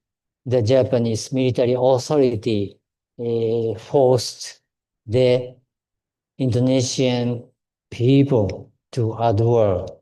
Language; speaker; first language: English; non-native, fluent; Japanese